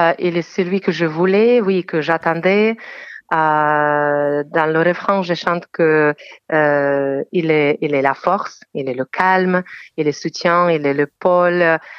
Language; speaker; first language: French; non-native, fluent; Ukrainian